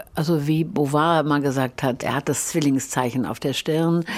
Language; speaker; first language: German; native; German